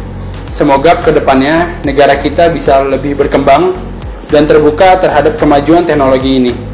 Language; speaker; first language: Indonesian; native; Indonesian